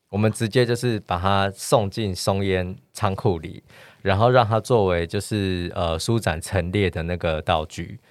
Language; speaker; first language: Chinese; native; Chinese